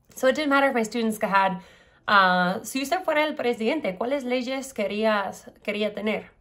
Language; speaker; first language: Spanish; non-native, fluent; English